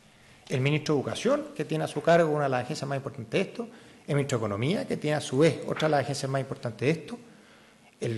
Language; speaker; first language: Spanish; native; Spanish